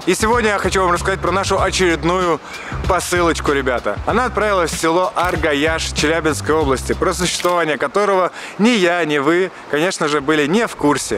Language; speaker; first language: Russian; native; Russian